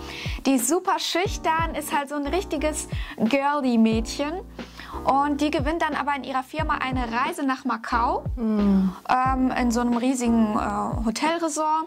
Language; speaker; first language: German; native; German